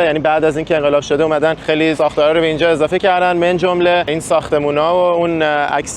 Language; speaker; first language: Persian; native; Persian